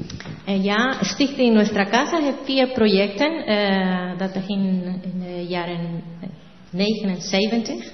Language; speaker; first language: Dutch; non-native, learner; Spanish